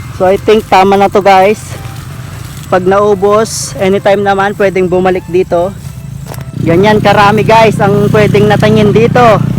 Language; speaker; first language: Filipino; non-native, local second language; Iloko